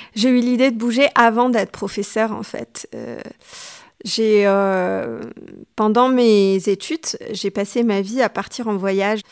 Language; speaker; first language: French; native; French